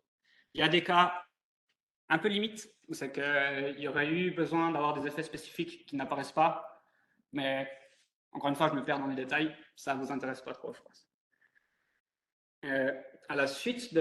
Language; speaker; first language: French; native; French